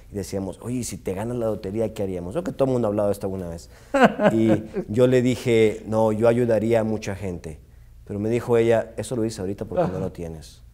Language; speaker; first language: Spanish; native; Spanish